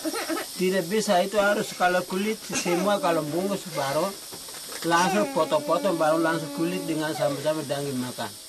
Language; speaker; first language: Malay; non-native, local second language; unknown